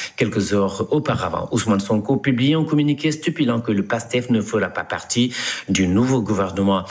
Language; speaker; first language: French; non-native, local second language; Wolof